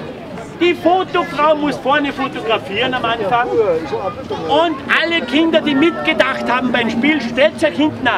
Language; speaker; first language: German; native; German